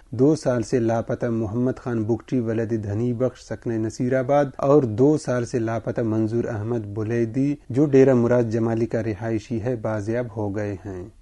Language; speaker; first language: Urdu; non-native, local second language; Baluchi